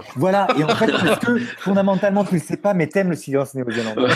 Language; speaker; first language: French; native; French